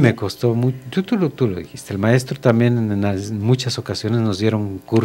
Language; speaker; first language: Spanish; native; Spanish